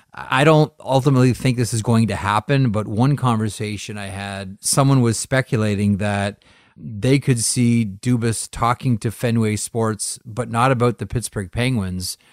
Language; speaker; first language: English; native; English